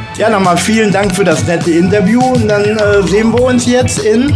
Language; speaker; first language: German; native; German